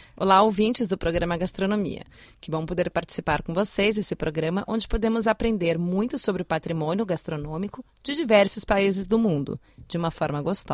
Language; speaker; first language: Portuguese; native; Portuguese